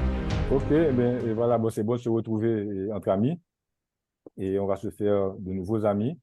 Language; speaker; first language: French; non-native, local second language; Haitian Creole